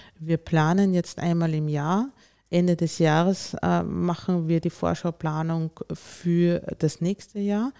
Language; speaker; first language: German; native; German